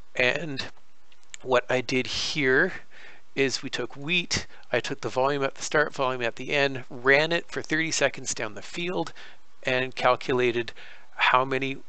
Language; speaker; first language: English; native; English